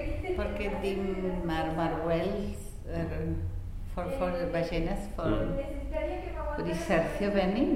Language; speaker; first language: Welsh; non-native, local second language; Spanish